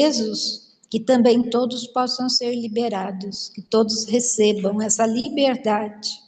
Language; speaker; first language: Portuguese; native; Portuguese